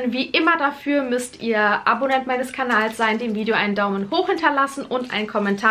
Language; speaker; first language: German; native; German